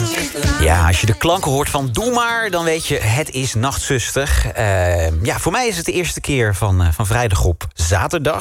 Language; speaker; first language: Dutch; native; Dutch